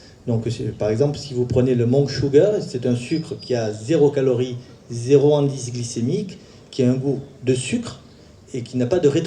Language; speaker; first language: French; native; French